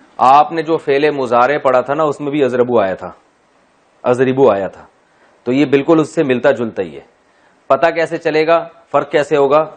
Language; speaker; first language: Urdu; native; Urdu